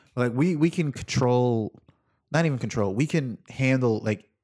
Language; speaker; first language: English; native; English